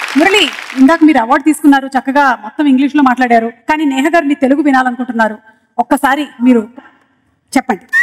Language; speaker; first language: Telugu; non-native, local second language; Malayalam